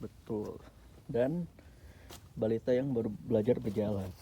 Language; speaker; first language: Indonesian; native; Indonesian